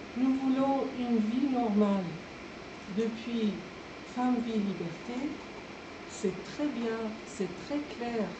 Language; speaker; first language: French; non-native, fluent; Persian